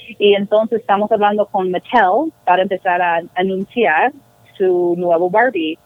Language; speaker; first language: Spanish; non-native, fluent; English